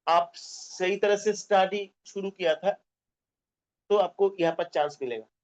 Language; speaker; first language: Hindi; non-native, local second language; Bangla